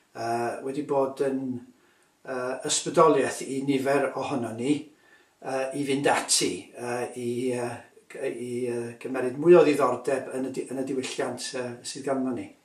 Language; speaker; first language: Welsh; native; Welsh